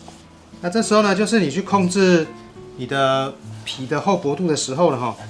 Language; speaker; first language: Chinese; native; Chinese